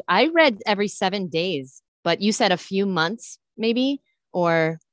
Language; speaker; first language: English; early bilingual, other home language; Italian